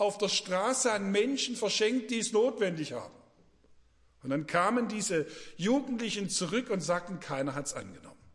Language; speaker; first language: German; native; German